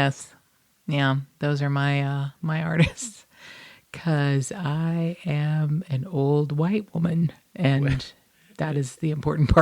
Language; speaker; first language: English; native; English